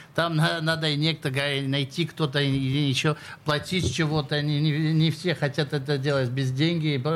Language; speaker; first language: Russian; early bilingual, heritage; Russian